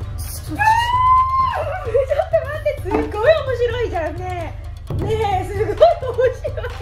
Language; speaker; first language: Japanese; native; Japanese